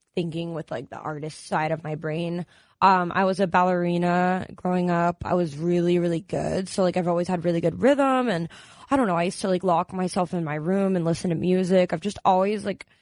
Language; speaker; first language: English; native; English